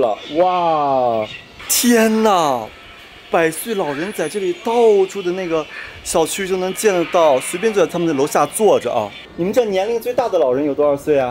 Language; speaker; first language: Chinese; native; Chinese